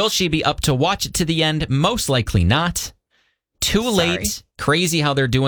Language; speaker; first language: English; native; English